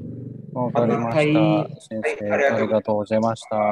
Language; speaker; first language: Japanese; non-native, learner; Indonesian